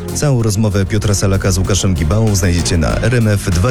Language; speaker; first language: Polish; native; Polish